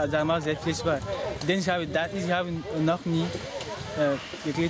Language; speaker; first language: German; non-native, learner; French